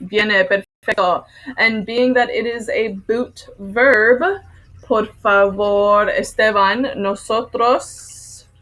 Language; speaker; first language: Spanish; non-native, fluent; English